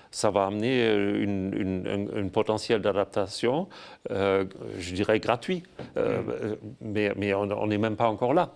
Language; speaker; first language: French; non-native, fluent; German